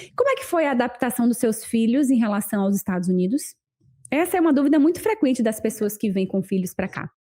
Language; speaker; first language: Portuguese; native; Portuguese